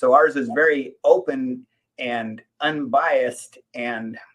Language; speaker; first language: English; native; English